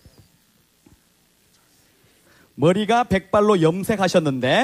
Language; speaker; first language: Korean; native; Korean